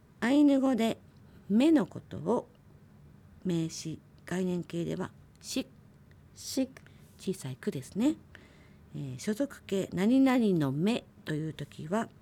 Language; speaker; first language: Japanese; native; Japanese